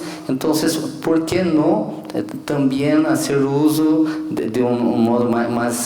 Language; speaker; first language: Spanish; non-native, fluent; Portuguese